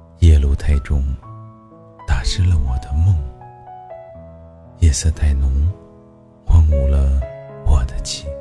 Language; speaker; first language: Chinese; native; Chinese